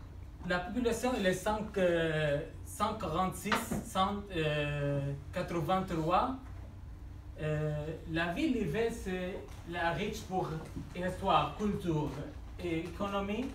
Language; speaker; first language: French; non-native, learner; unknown